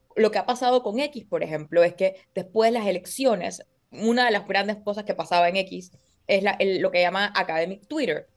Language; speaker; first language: Spanish; native; Spanish